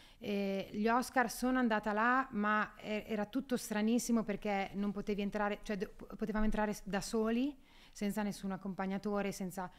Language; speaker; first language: Italian; native; Italian